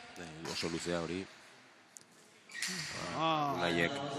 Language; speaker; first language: Basque; native; Basque